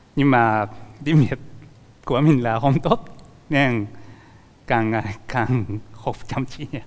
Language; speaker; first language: Vietnamese; non-native, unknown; Japanese